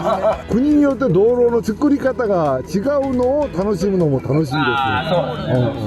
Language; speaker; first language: Japanese; non-native, fluent; Korean